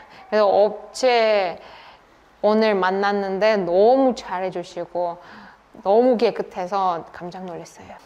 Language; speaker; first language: Korean; non-native, fluent; Russian